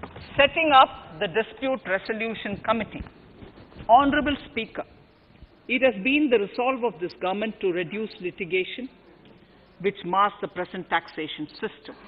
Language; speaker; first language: English; non-native, local second language; Tamil